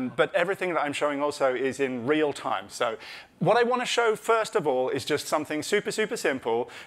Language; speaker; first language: English; native; English